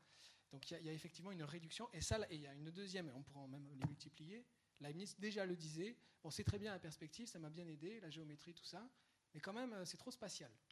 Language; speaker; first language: French; native; French